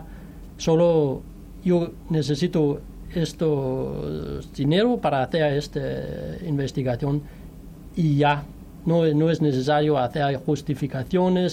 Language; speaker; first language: Spanish; non-native, fluent; Danish